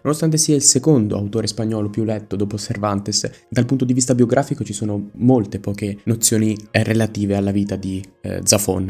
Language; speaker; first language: Italian; native; Italian